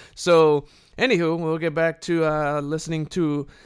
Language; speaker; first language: English; non-native, fluent; Spanish